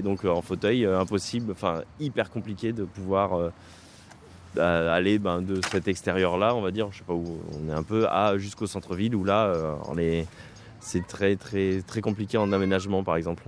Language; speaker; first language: French; native; French